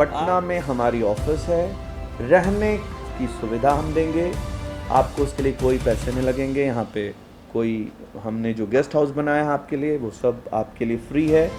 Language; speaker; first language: Hindi; native; Hindi